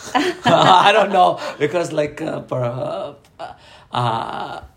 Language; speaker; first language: English; non-native, local second language; Gujarati